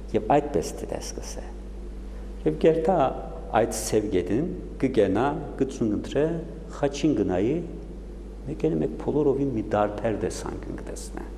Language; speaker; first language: Armenian; native; Armenian